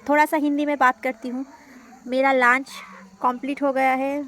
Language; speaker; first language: Hindi; non-native, local second language; Bangla